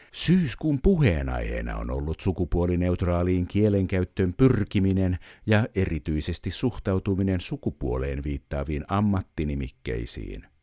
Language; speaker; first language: Finnish; native; Finnish